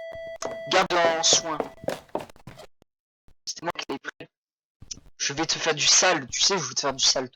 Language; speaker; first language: French; native; French